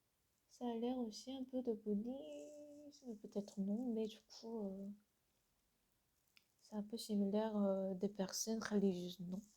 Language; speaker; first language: French; non-native, learner; Korean